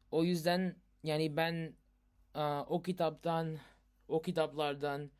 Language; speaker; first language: Turkish; non-native, learner; Urdu